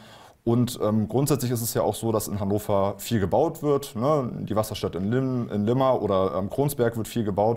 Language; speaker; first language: German; native; German